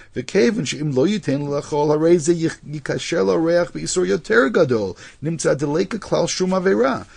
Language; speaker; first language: Hebrew; non-native, fluent; English